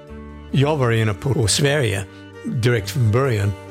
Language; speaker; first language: Swedish; non-native, fluent; English